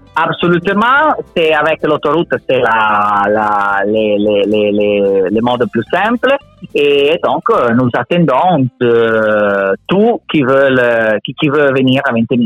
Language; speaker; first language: French; non-native, learner; Italian